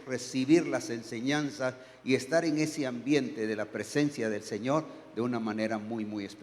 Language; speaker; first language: Spanish; native; Spanish